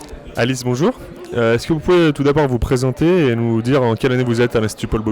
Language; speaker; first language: French; native; French